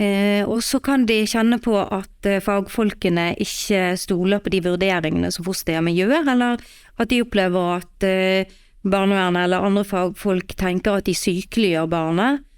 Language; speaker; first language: Norwegian; native; Norwegian